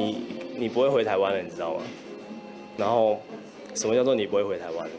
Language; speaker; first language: Chinese; native; Chinese